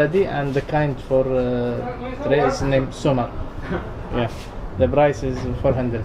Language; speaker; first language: English; non-native, local second language; Arabic